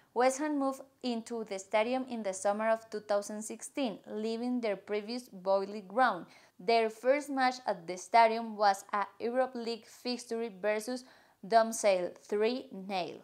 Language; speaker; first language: English; non-native, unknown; Spanish